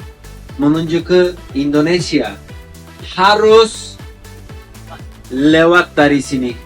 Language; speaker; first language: Indonesian; non-native, learner; Turkish